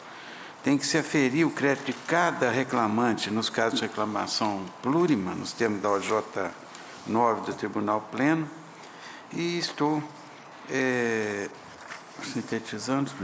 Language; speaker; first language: Portuguese; native; Portuguese